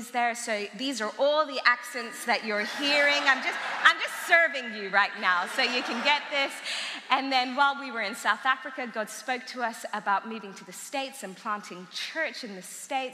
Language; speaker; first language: English; early bilingual, other home language; Armenian